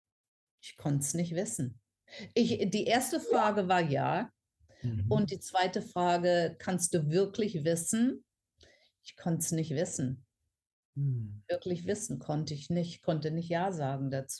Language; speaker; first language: German; non-native, fluent; English